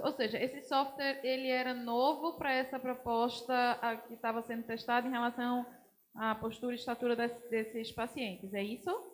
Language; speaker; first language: Portuguese; native; Portuguese